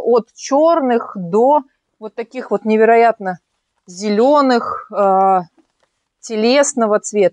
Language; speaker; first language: Russian; native; Russian